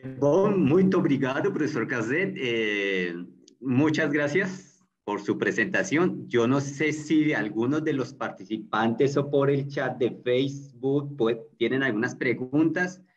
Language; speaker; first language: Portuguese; non-native, learner; Spanish